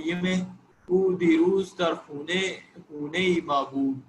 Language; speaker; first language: Persian; non-native, learner; Urdu